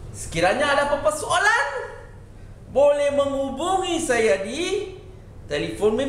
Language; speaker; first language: Malay; non-native, local second language; Tamil